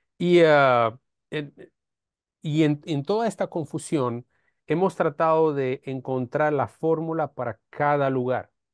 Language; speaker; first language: Spanish; non-native, fluent; Romanian